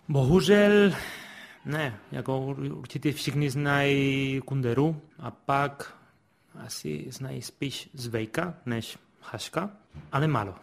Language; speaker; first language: Czech; non-native, fluent; Spanish